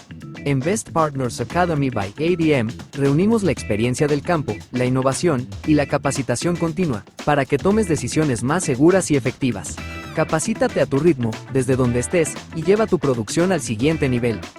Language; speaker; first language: Spanish; native; Spanish